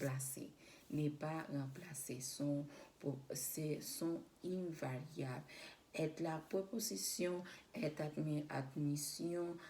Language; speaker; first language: French; non-native, learner; Spanish